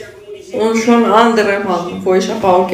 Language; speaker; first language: German; non-native, learner; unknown